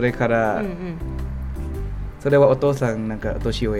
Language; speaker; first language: Japanese; non-native, learner; Thai